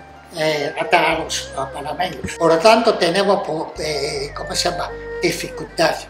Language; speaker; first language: Spanish; non-native, fluent; Chinese